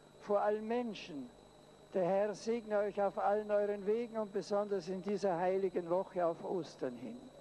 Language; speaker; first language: German; native; German